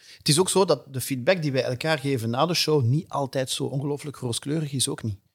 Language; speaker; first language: Dutch; non-native, local second language; French